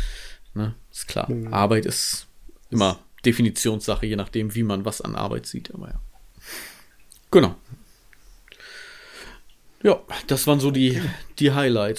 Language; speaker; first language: German; native; German